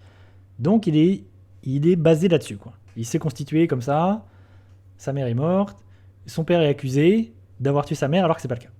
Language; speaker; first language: French; native; French